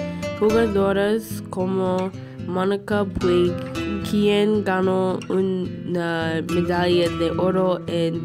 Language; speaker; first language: Spanish; non-native, learner; English